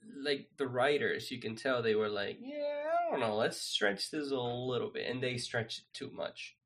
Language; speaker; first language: English; non-native, fluent; Spanish